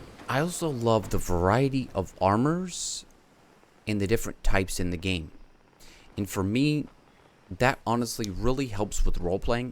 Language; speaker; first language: English; native; English